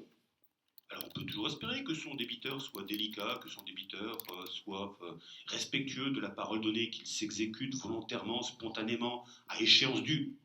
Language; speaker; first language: French; native; French